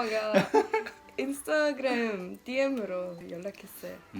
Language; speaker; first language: Korean; non-native, learner; Swedish